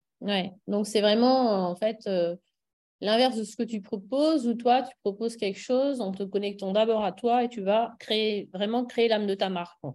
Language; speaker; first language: French; native; French